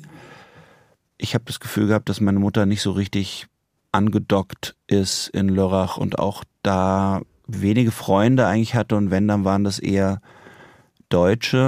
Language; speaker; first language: German; native; German